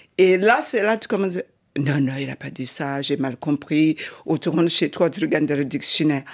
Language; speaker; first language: French; non-native, fluent; Shona